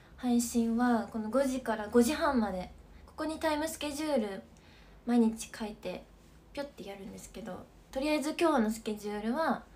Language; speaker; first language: Japanese; native; Japanese